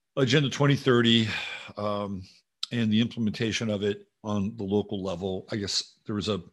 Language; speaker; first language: English; native; English